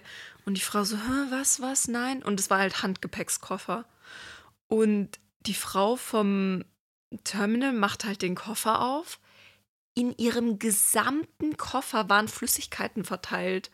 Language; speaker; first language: German; native; German